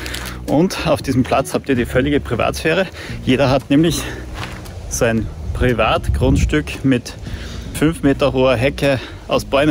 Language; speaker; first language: German; native; German